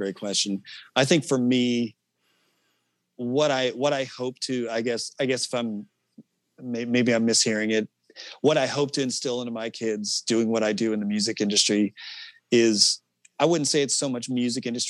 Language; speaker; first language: English; native; English